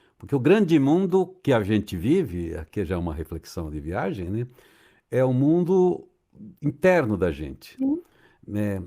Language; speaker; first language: Portuguese; native; Portuguese